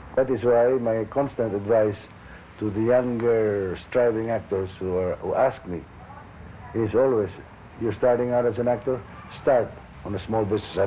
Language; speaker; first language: English; non-native, local second language; Filipino